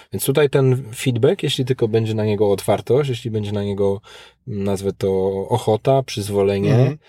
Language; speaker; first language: Polish; native; Polish